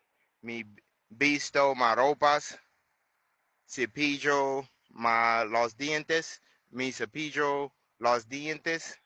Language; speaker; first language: Spanish; non-native, learner; English